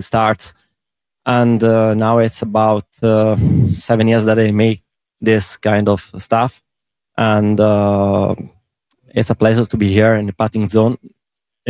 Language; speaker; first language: English; non-native, learner; Italian